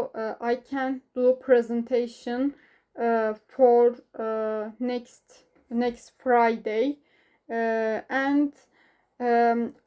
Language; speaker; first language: English; non-native, learner; Turkish